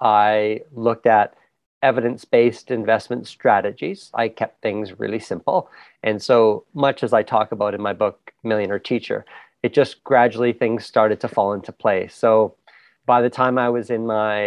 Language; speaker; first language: English; native; English